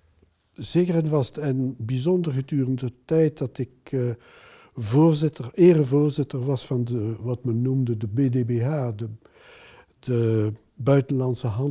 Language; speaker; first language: Dutch; non-native, local second language; French